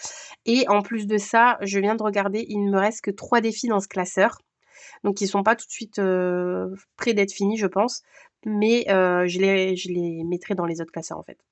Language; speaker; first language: French; native; French